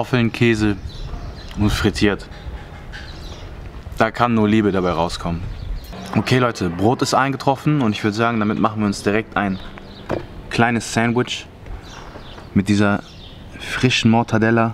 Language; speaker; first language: German; native; German